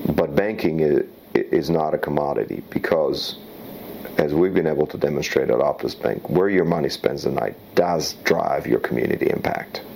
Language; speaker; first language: English; early bilingual, other home language; Slovak